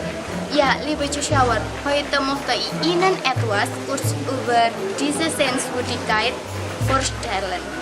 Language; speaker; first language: German; non-native, learner; Indonesian